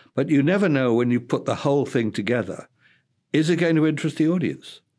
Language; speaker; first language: English; native; English